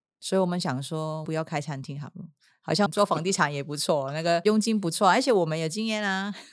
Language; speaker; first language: Chinese; non-native, local second language; Cantonese